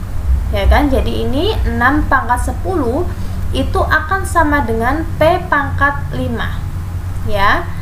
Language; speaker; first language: Indonesian; native; Indonesian